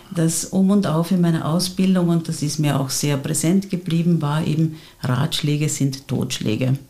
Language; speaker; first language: German; native; German